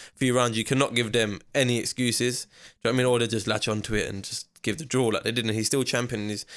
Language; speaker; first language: English; native; English